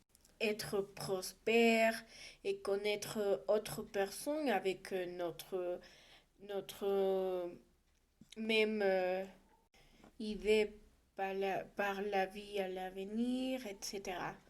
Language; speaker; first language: French; non-native, learner; Spanish